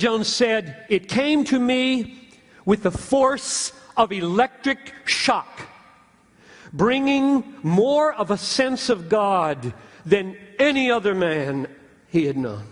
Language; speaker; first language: English; native; English